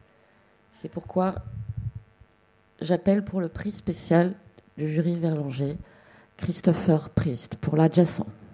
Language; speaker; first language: French; native; French